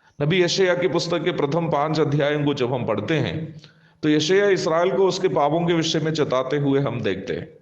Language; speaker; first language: Hindi; non-native, local second language; Malayalam